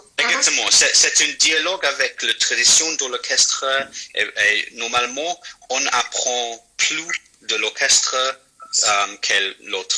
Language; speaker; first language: French; non-native, fluent; English